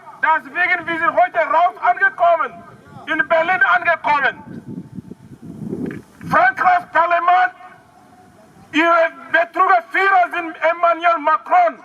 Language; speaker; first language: German; non-native, learner; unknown